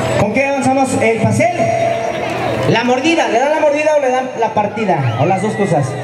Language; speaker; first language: Spanish; native; Spanish